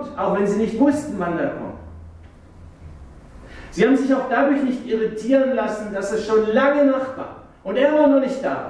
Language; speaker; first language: German; native; German